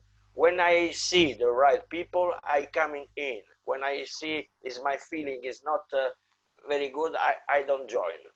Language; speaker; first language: English; non-native, fluent; Italian